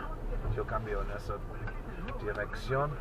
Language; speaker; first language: Spanish; non-native, learner; German